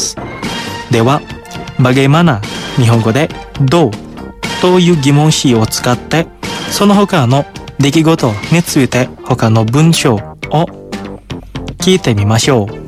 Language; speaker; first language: Japanese; non-native, fluent; Indonesian